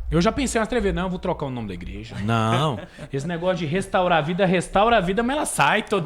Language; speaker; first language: Portuguese; native; Portuguese